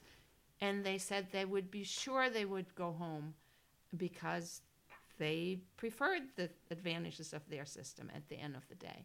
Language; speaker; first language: English; non-native, fluent; German